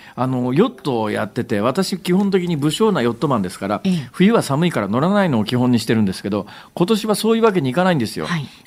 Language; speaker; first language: Japanese; native; Japanese